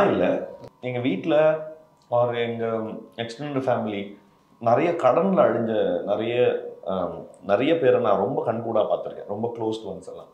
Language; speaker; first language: Tamil; native; Tamil